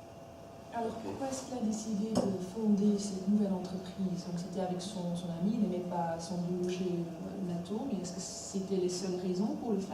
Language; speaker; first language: French; non-native, fluent; Dutch